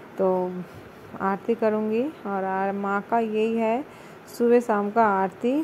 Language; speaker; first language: Hindi; non-native, local second language; Bangla